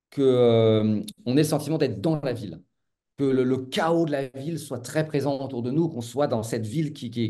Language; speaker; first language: French; native; French